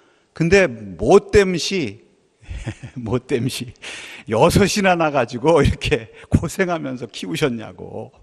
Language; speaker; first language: Korean; native; Korean